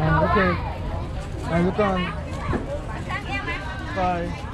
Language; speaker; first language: English; non-native, learner; Korean